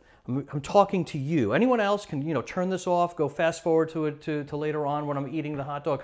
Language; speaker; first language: English; native; English